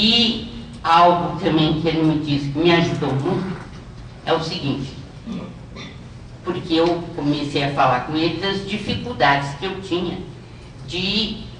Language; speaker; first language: Portuguese; native; Portuguese